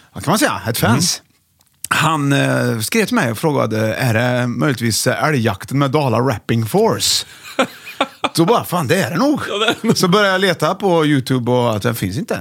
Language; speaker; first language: Swedish; native; Swedish